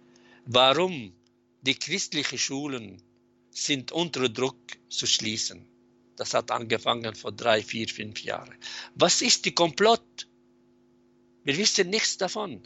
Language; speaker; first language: German; non-native, fluent; Arabic